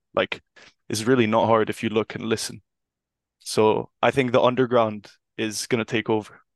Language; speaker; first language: English; non-native, fluent; Italian